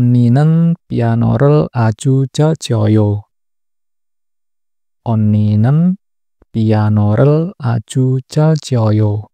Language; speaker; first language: Korean; non-native, learner; Indonesian